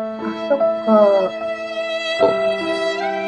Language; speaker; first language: Japanese; non-native, learner; Indonesian